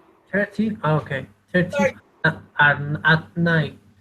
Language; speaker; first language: English; non-native, learner; Spanish